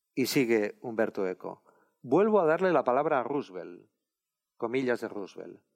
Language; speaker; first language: Spanish; non-native, local second language; Catalan